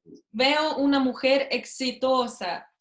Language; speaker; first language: Spanish; non-native, learner; Russian